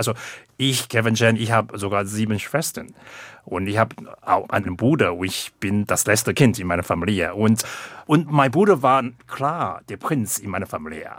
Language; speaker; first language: German; non-native, fluent; Chinese